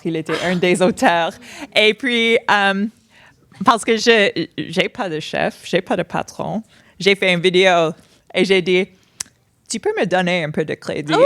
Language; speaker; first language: French; non-native, fluent; English